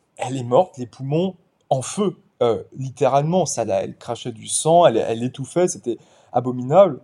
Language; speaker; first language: French; native; French